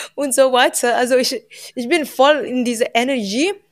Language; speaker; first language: German; non-native, learner; Indonesian